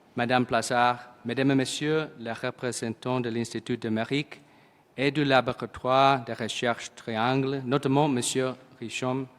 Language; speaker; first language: French; non-native, fluent; English